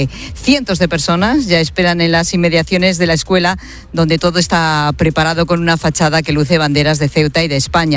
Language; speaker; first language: Spanish; native; Spanish